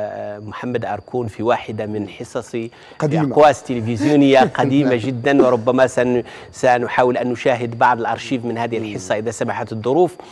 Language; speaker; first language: Arabic; native; Arabic